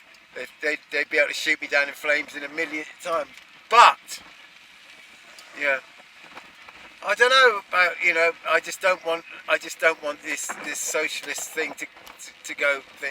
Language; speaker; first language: English; native; English